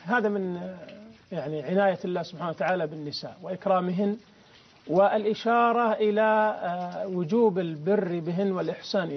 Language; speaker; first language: Arabic; native; Arabic